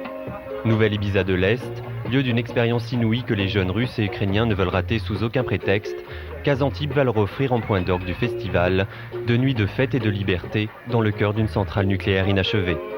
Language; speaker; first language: French; native; French